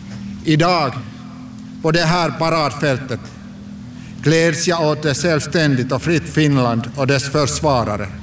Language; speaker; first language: Swedish; non-native, local second language; Finnish